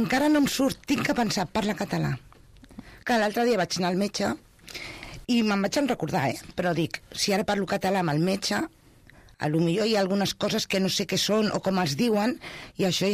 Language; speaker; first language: Catalan; non-native, local second language; Spanish